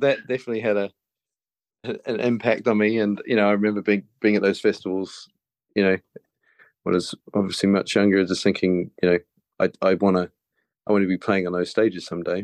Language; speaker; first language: English; native; English